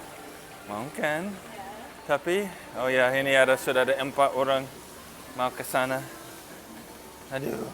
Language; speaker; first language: Indonesian; non-native, fluent; English